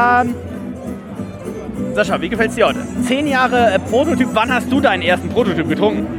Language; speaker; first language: German; native; German